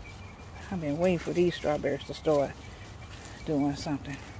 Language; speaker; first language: English; native; English